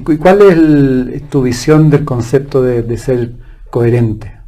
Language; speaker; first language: Spanish; native; Spanish